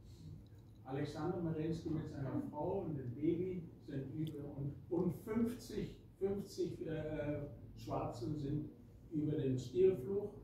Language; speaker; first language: German; early bilingual, heritage; German